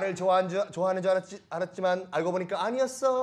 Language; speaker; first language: Korean; native; Korean